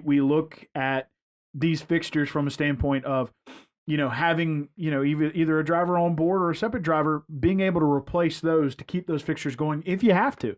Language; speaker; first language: English; native; English